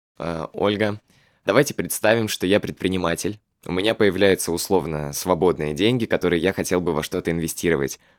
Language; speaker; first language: Russian; native; Russian